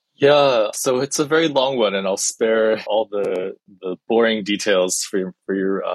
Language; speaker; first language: English; early bilingual, other home language; Chinese